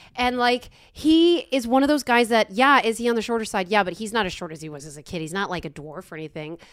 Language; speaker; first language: English; native; English